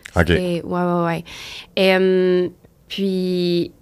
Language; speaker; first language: French; native; French